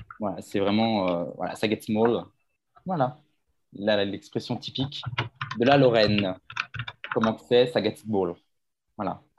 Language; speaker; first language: French; native; French